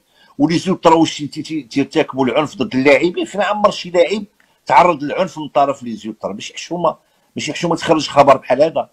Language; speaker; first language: Arabic; native; Arabic